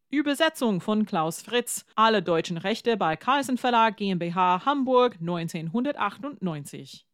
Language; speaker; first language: German; non-native, fluent; English